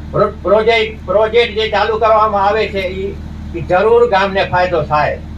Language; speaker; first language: Gujarati; non-native, local second language; Kachhi